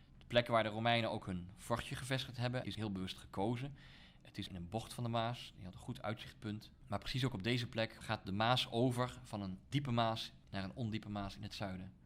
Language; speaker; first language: Dutch; native; Dutch